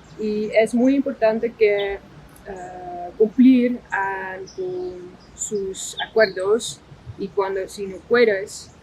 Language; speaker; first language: Spanish; non-native, fluent; Dutch